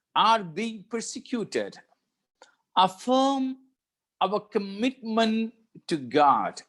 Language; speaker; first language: English; non-native, local second language; Malayalam